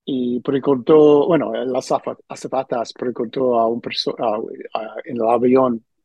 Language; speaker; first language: Spanish; early bilingual, heritage; Spanish